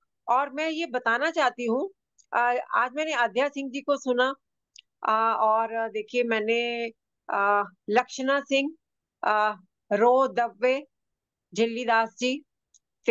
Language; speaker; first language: Hindi; native; Hindi